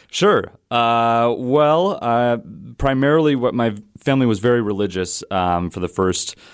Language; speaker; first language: English; native; English